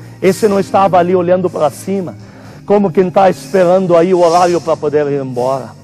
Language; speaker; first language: Portuguese; non-native, fluent; Arabic